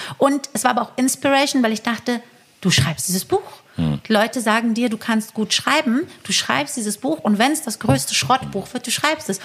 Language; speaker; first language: German; early bilingual, other home language; Persian